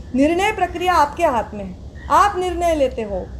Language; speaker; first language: Hindi; non-native, local second language; Marathi